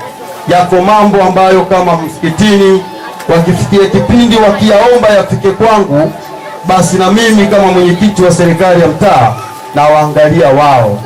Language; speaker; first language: Swahili; native; Swahili